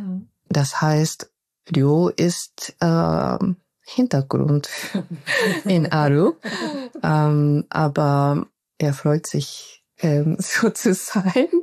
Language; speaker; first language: German; non-native, fluent; Japanese